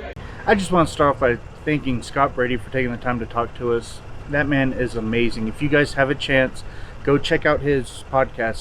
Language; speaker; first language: English; native; English